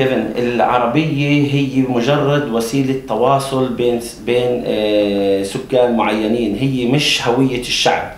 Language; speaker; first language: Arabic; native; Arabic